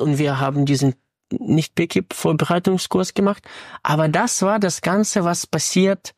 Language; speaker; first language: German; non-native, fluent; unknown